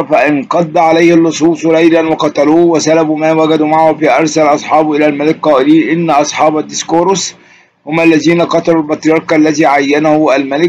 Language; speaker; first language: Arabic; native; Arabic